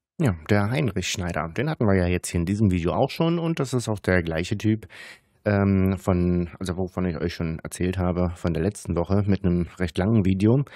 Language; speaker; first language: German; native; German